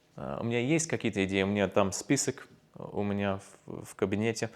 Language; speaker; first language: Russian; non-native, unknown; English